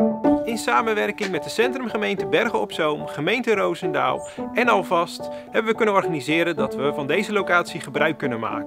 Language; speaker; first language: Dutch; native; Dutch